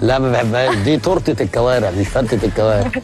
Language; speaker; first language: Arabic; native; Arabic